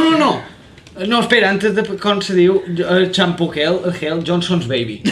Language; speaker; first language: Catalan; native; Catalan